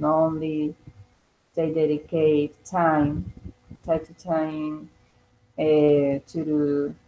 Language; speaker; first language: English; non-native, learner; Spanish